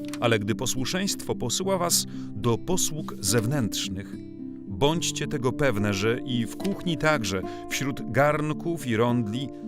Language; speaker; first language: Polish; native; Polish